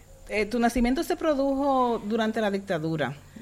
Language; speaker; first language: Spanish; native; Spanish